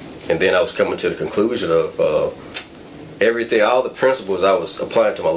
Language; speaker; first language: English; native; English